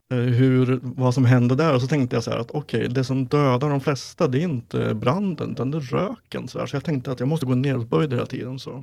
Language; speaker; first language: Swedish; native; Swedish